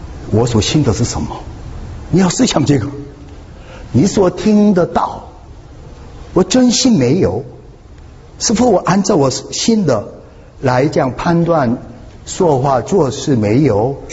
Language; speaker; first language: Chinese; non-native, fluent; Korean